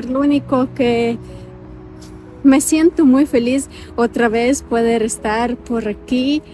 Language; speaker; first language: Spanish; non-native, fluent; Ukrainian